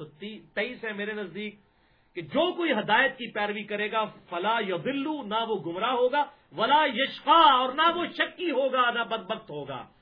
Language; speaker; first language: Urdu; non-native, local second language; Punjabi